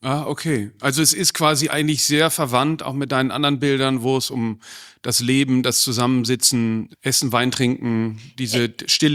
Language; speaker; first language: German; native; German